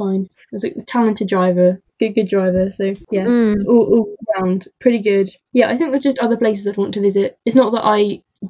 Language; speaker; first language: English; native; English